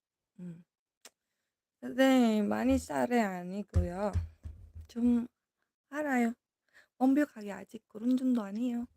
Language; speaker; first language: Korean; non-native, fluent; Filipino